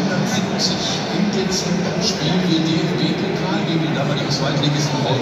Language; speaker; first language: German; native; German